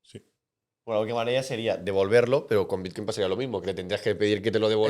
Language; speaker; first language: Spanish; native; Spanish